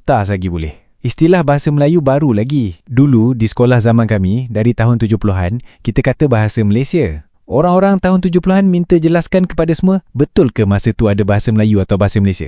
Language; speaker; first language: Malay; native; Malay